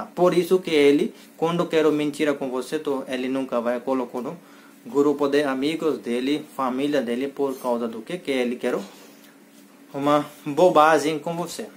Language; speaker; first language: Portuguese; non-native, learner; Hindi